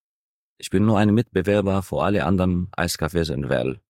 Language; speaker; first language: German; non-native, fluent; Arabic